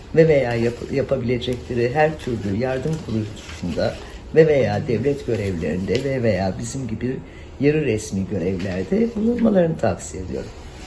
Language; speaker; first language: Turkish; native; Turkish